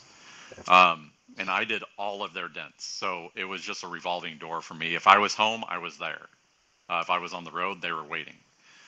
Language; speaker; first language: English; native; English